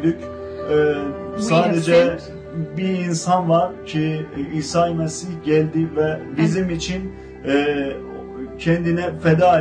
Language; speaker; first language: Turkish; non-native, fluent; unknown